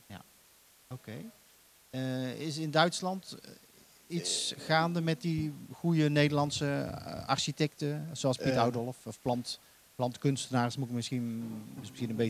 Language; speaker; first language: Dutch; native; Dutch